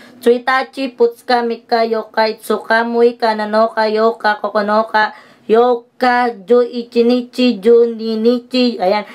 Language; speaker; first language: Filipino; native; Filipino